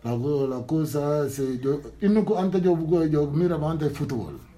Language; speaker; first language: Spanish; non-native, learner; Wolof